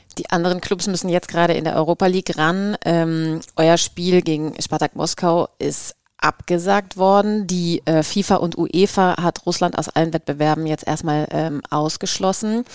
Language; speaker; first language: German; native; German